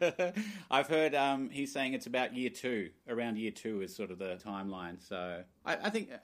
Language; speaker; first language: English; native; English